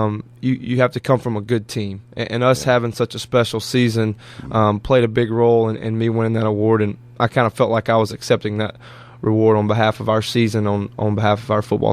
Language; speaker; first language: English; native; English